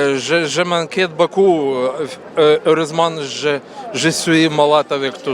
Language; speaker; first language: French; non-native, learner; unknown